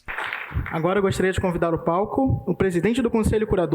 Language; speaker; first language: Portuguese; native; Portuguese